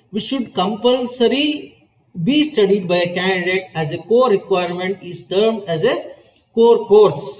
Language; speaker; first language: English; non-native, local second language; Kannada